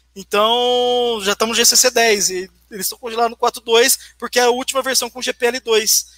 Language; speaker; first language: Portuguese; native; Portuguese